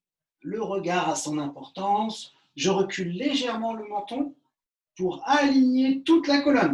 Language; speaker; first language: French; native; French